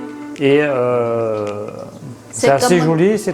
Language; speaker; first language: French; native; French